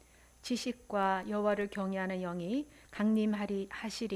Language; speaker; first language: Korean; native; Korean